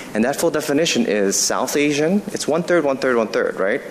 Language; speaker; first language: English; non-native, fluent; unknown